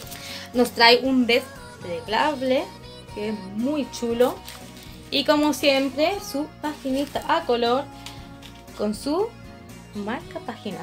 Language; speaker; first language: Spanish; native; Spanish